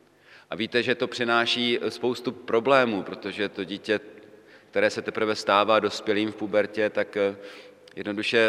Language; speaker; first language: Czech; native; Czech